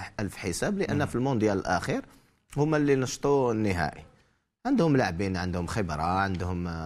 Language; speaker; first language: Arabic; native; Arabic